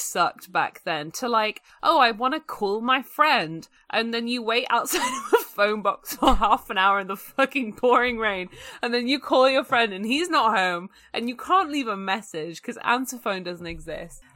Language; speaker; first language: English; native; English